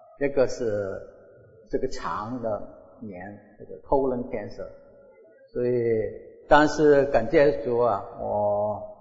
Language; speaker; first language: Chinese; non-native, local second language; Wu Chinese